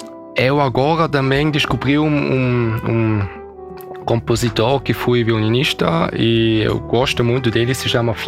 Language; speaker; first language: Portuguese; early bilingual, heritage; German